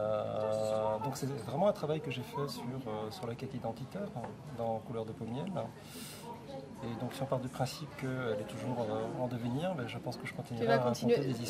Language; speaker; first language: French; early bilingual, other home language; Korean